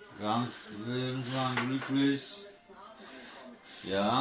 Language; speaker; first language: German; non-native, learner; Turkish